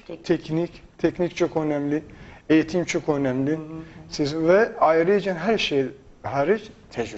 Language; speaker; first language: Turkish; non-native, fluent; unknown